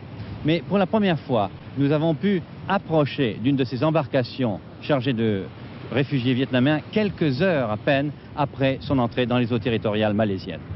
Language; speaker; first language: French; native; French